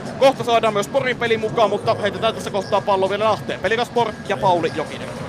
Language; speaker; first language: Finnish; native; Finnish